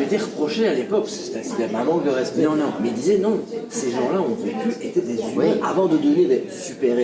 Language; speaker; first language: French; native; French